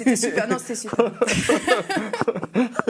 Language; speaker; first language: French; native; French